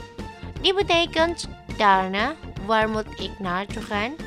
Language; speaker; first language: Dutch; non-native, learner; Indonesian